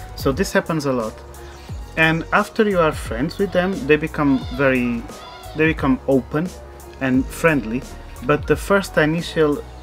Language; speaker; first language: English; non-native, fluent; Portuguese